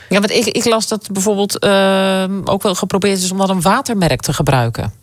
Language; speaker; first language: Dutch; native; Dutch